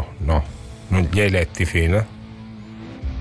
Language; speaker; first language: Italian; native; Italian